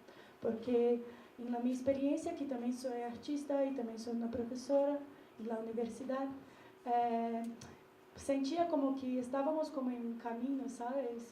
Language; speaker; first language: Spanish; non-native, learner; Portuguese